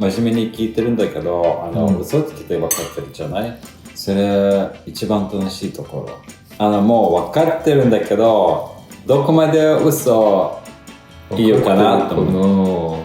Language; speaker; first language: Japanese; non-native, fluent; Lithuanian